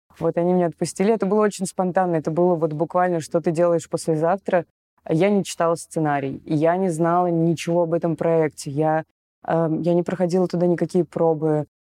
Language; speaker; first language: Russian; native; Russian